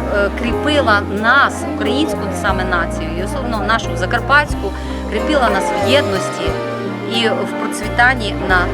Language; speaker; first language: Ukrainian; native; Ukrainian